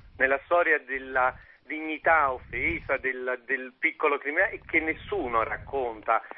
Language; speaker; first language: Italian; native; Italian